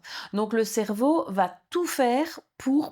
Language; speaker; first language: French; native; French